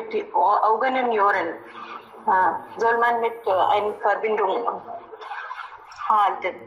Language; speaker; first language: German; non-native, learner; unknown